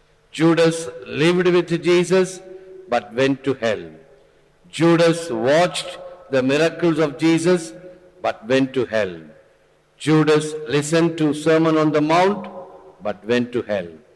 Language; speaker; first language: English; non-native, local second language; Tamil